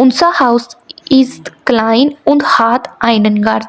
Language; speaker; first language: German; non-native, learner; Urdu